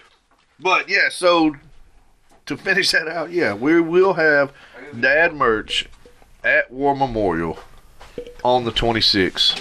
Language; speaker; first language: English; native; English